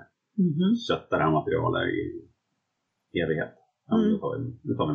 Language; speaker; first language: Swedish; native; Swedish